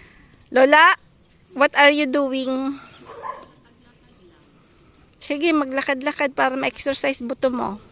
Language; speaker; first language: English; non-native, local second language; Filipino